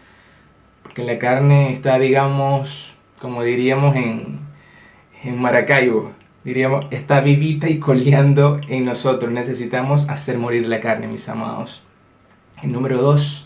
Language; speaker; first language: Spanish; native; Spanish